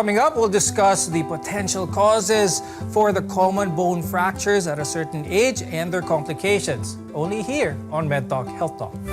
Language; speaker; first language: English; non-native, local second language; Filipino